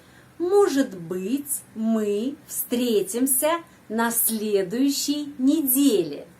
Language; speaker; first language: Russian; non-native, fluent; Indonesian